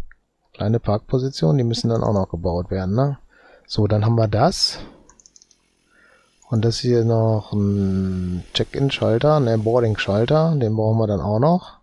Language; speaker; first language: German; native; German